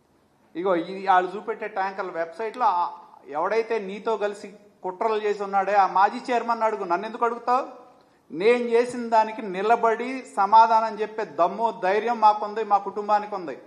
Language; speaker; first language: Telugu; native; Telugu